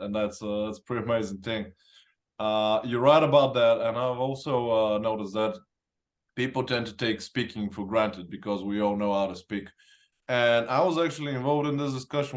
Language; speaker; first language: English; non-native, fluent; Bulgarian